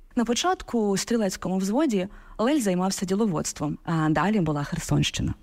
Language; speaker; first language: Ukrainian; native; Ukrainian